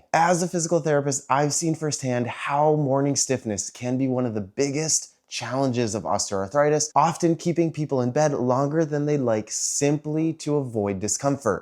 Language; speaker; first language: English; native; English